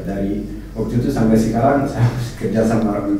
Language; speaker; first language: Indonesian; non-native, fluent; Arabic